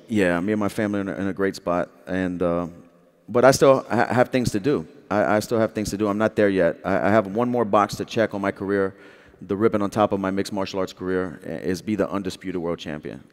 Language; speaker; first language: English; native; English